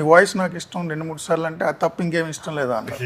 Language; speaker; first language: Telugu; native; Telugu